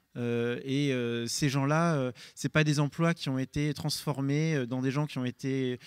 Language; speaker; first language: French; native; French